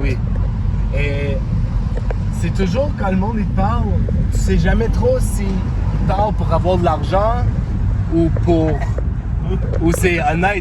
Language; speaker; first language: French; non-native, local second language; English